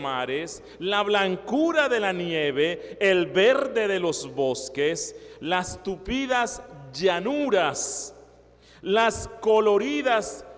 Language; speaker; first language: Spanish; native; Spanish